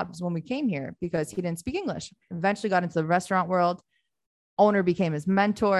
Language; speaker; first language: English; early bilingual, other home language; Albanian